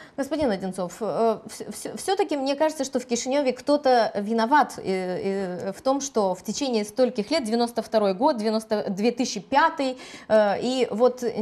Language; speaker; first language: Russian; non-native, local second language; Romanian